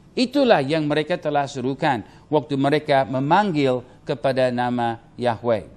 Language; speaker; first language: Indonesian; non-native, fluent; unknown